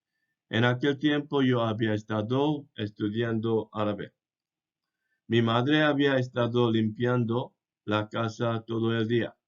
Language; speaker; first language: Spanish; non-native, fluent; English